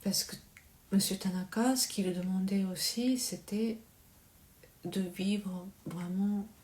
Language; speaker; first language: French; non-native, learner; Japanese